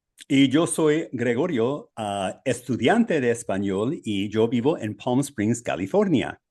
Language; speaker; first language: Spanish; non-native, fluent; English